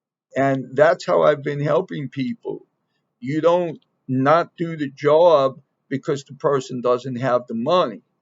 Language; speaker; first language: English; native; English